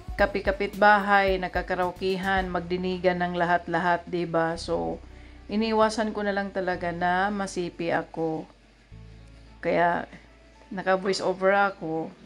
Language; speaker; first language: Filipino; non-native, local second language; Cebuano